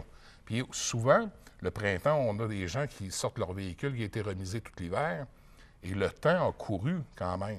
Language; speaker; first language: French; native; French